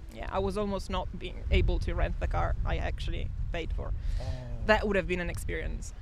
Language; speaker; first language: English; non-native, fluent; Italian